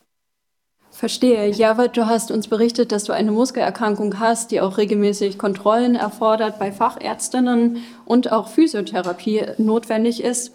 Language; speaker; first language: German; native; German